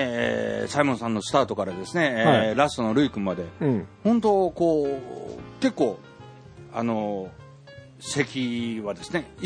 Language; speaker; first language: Japanese; native; Japanese